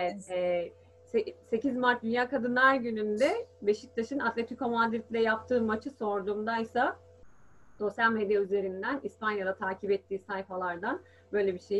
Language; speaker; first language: Turkish; native; Turkish